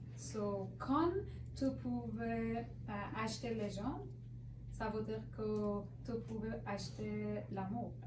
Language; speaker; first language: French; non-native, learner; Persian